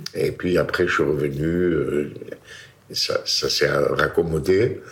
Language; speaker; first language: French; native; French